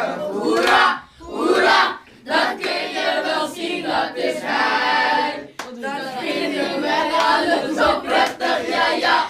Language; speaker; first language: Dutch; non-native, learner; Spanish